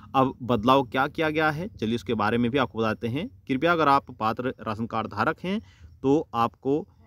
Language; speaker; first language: Hindi; native; Hindi